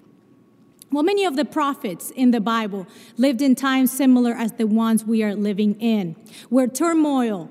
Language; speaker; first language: English; non-native, fluent; Spanish